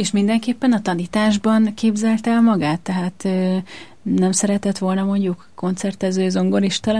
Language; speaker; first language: Hungarian; native; Hungarian